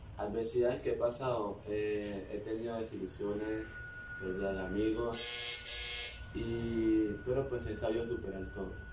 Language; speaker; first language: Spanish; native; Spanish